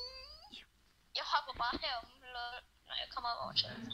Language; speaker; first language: Danish; native; Danish